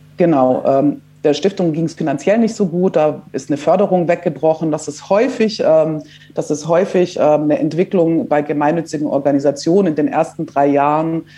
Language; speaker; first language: German; early bilingual, other home language; Croatian